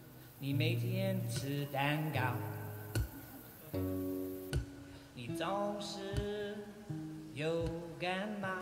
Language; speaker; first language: Chinese; non-native, learner; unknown